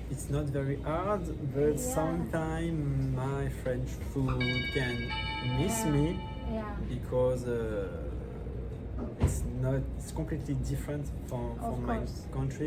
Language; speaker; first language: English; non-native, learner; French